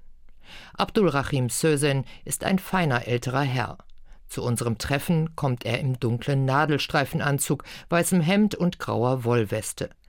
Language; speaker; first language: German; native; German